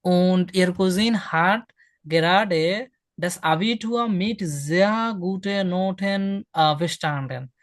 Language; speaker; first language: German; non-native, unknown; Bangla